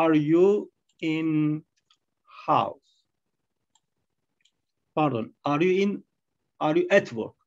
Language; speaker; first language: English; non-native, learner; Arabic